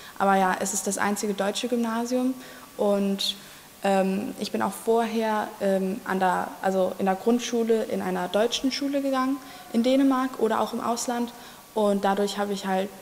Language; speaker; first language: German; native; German